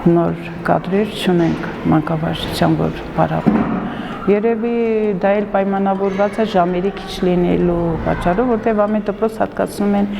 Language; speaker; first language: Armenian; non-native, local second language; Kurdish